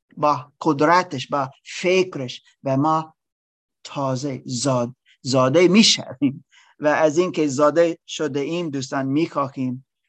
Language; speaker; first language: Persian; non-native, learner; English